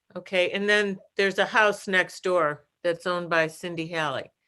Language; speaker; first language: English; native; English